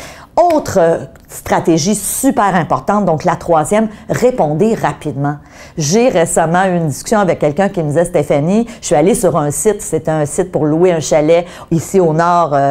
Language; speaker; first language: French; native; French